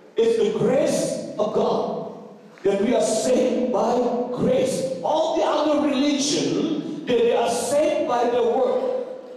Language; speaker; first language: English; non-native, fluent; Indonesian